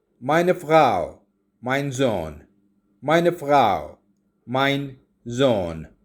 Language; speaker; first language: German; non-native, learner; Urdu